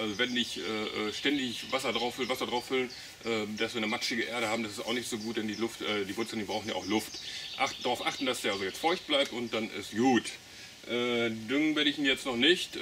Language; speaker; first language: German; native; German